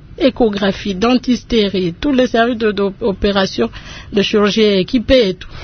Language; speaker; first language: French; non-native, local second language; Lingala